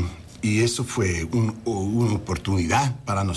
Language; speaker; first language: Spanish; early bilingual, heritage; English